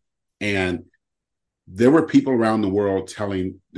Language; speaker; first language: English; native; English